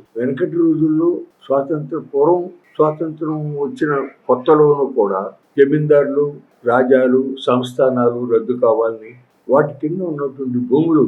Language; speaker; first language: Telugu; native; Telugu